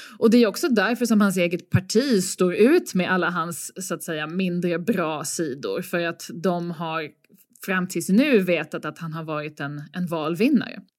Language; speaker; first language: Swedish; native; Swedish